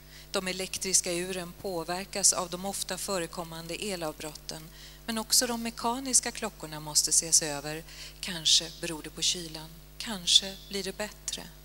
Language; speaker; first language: Swedish; native; Swedish